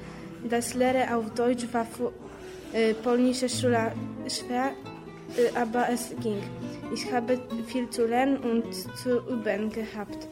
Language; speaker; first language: German; non-native, fluent; Polish